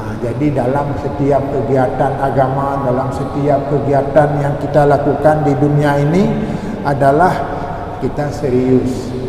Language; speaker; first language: Malay; non-native, local second language; Achinese